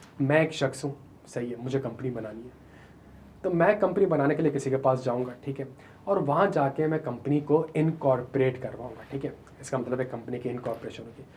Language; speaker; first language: Urdu; native; Urdu